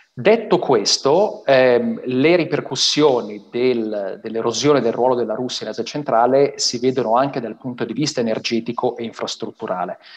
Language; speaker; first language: Italian; native; Italian